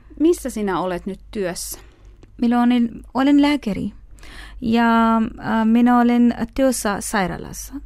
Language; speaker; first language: Finnish; non-native, learner; Urdu